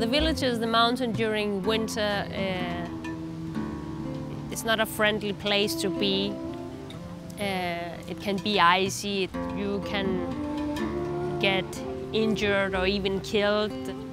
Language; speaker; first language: English; non-native, fluent; Greek